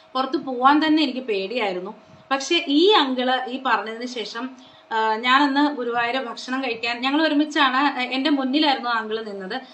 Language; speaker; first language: Malayalam; non-native, local second language; Konkani